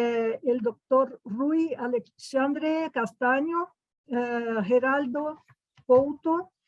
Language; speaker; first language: Spanish; non-native, fluent; Portuguese